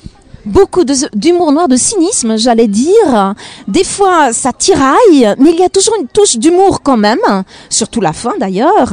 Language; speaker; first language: French; native; French